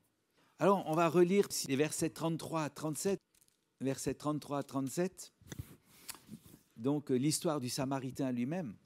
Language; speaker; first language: French; native; French